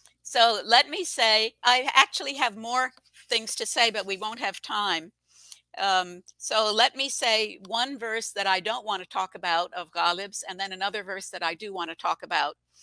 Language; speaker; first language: English; native; English